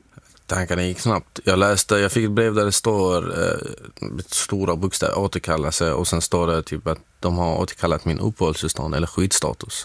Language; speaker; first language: Swedish; non-native, fluent; Arabic